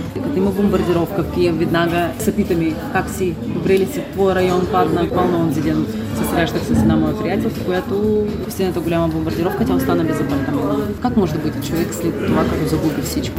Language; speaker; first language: Bulgarian; native; Bulgarian